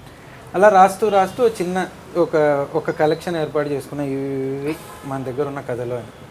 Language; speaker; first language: Telugu; native; Telugu